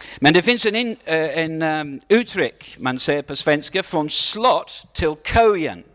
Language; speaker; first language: Swedish; non-native, learner; English